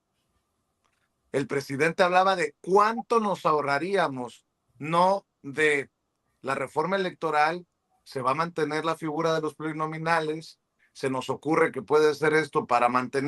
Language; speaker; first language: Spanish; native; Spanish